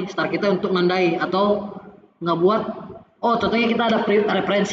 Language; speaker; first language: Indonesian; native; Indonesian